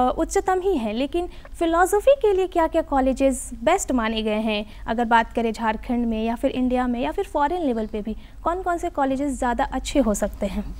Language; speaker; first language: Hindi; native; Hindi